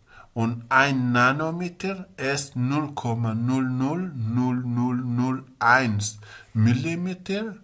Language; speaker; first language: German; non-native, learner; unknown